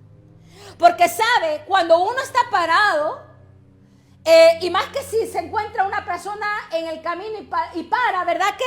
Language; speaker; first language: Spanish; native; Spanish